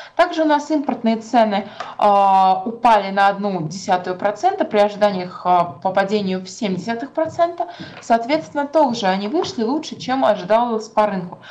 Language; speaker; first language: Russian; native; Russian